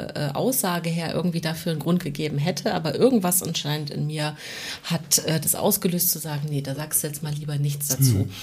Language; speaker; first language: German; native; German